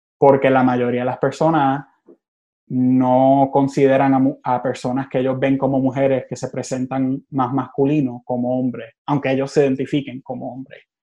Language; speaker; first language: Spanish; early bilingual, other home language; English